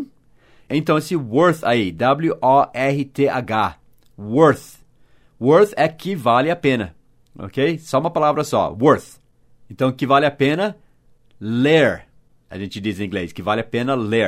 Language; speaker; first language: Portuguese; non-native, fluent; English